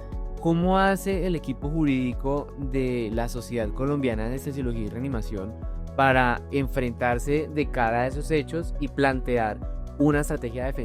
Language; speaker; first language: Spanish; native; Spanish